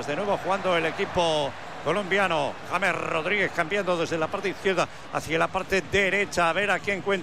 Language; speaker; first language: Spanish; native; Spanish